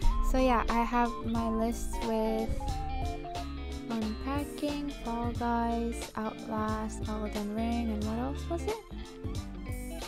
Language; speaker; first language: English; early bilingual, other home language; Japanese